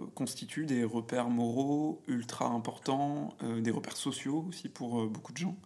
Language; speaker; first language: French; native; French